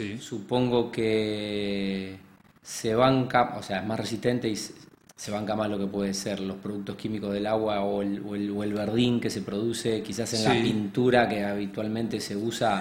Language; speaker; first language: Spanish; native; Spanish